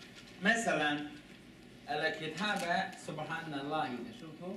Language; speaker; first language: Arabic; non-native, learner; Chinese